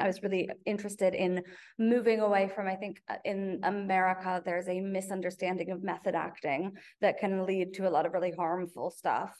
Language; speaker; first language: English; native; English